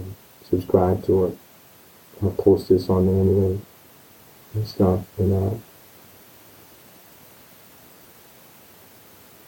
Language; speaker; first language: English; native; English